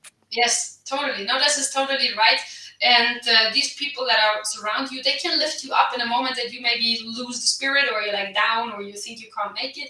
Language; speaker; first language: English; non-native, fluent; German